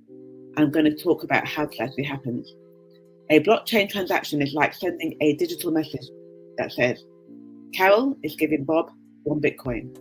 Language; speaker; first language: English; native; English